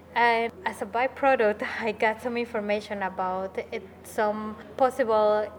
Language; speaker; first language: English; non-native, fluent; Spanish